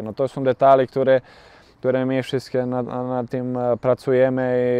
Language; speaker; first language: Polish; non-native, learner; Bosnian